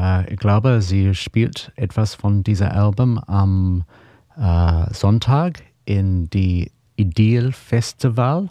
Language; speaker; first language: German; non-native, learner; English